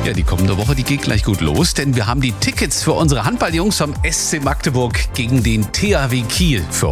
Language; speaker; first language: German; native; German